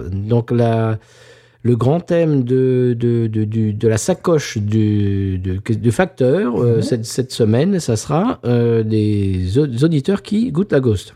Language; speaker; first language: French; native; French